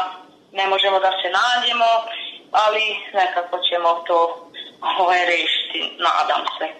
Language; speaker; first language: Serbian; non-native, local second language; Hungarian